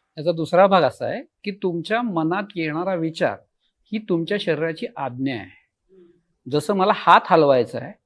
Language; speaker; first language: Marathi; native; Marathi